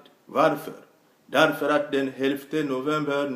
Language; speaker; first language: Swedish; non-native, fluent; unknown